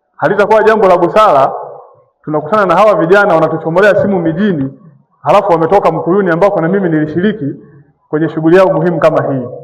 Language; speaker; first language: Swahili; non-native, local second language; Sukuma